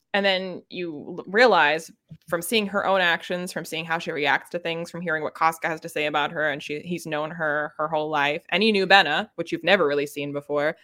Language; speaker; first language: English; native; English